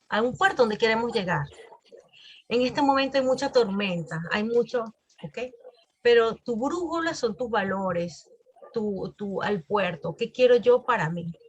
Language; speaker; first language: Spanish; native; Spanish